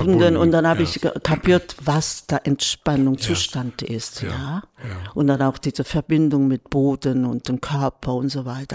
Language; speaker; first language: German; non-native, fluent; Korean